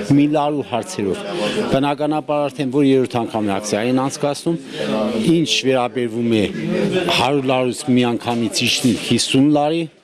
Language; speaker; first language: Armenian; native; Armenian